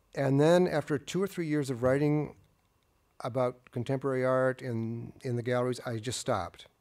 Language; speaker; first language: English; native; English